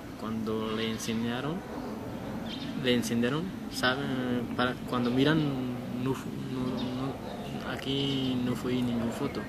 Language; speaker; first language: Spanish; non-native, learner; Persian